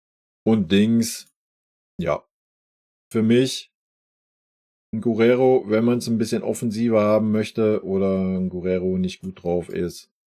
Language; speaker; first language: German; native; German